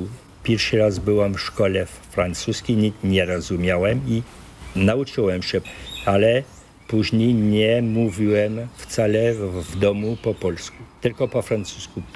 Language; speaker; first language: Polish; early bilingual, heritage; Polish